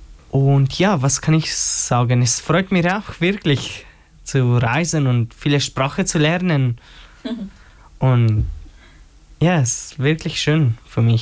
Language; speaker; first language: German; non-native, learner; Albanian